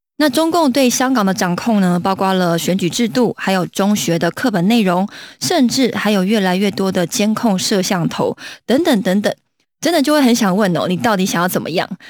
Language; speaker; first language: Chinese; native; Chinese